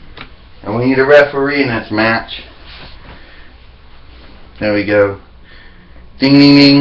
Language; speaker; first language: English; native; English